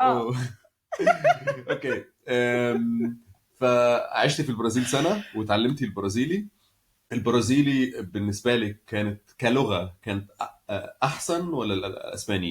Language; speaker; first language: Arabic; native; Arabic